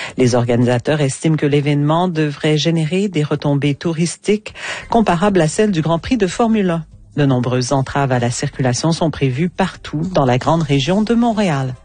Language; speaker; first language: French; native; French